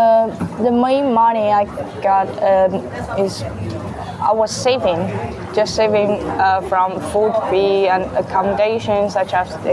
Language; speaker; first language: English; non-native, learner; Chinese